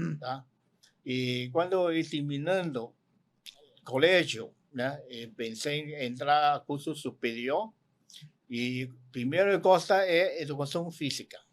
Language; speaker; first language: Portuguese; non-native, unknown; Cantonese